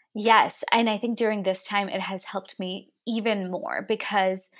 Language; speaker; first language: English; native; English